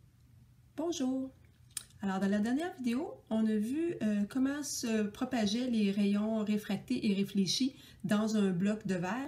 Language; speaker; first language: French; native; French